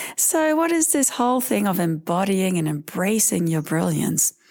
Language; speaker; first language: English; early bilingual, other home language; Dutch